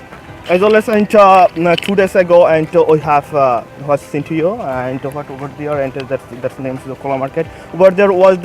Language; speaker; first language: English; non-native, fluent; Bangla